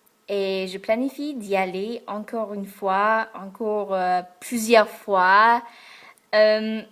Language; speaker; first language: French; non-native, fluent; English